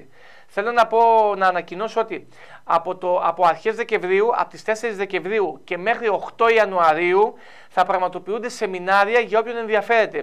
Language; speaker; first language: Greek; native; Greek